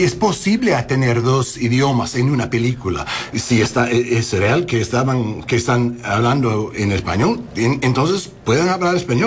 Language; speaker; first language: Spanish; non-native, learner; English